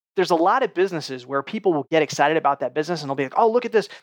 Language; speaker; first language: English; native; English